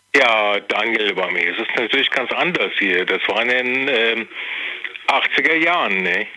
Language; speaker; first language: German; native; German